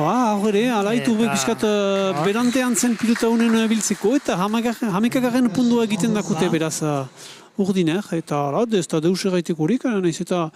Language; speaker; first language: Basque; native; Basque